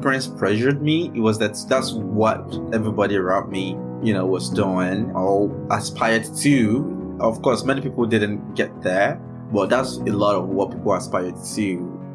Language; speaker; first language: English; non-native, local second language; Yoruba